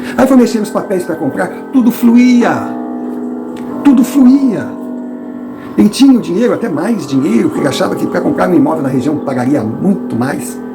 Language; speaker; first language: Portuguese; non-native, fluent; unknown